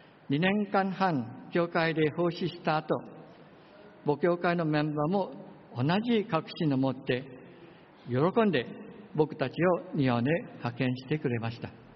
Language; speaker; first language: Japanese; non-native, fluent; English